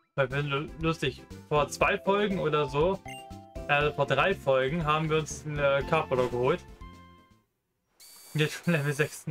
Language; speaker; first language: German; native; German